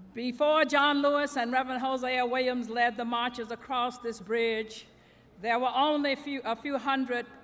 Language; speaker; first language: English; native; English